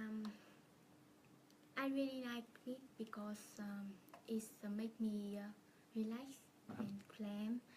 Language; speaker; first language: English; non-native, learner; Vietnamese